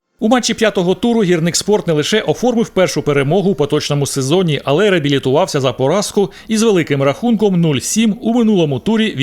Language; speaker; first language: Ukrainian; native; Ukrainian